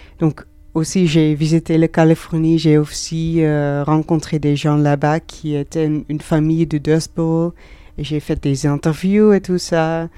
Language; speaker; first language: French; non-native, learner; Dutch